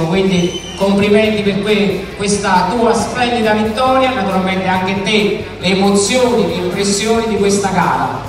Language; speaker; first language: Italian; native; Italian